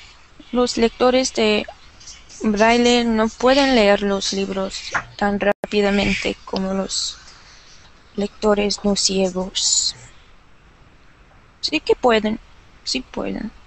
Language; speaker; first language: Spanish; non-native, learner; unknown